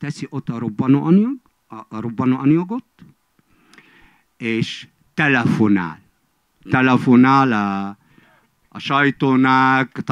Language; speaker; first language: Hungarian; non-native, fluent; Arabic